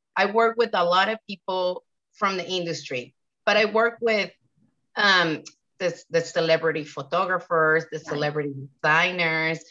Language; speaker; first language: English; non-native, fluent; Spanish